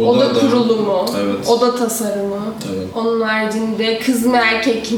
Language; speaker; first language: Turkish; native; Turkish